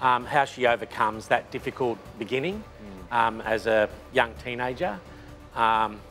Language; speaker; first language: English; native; English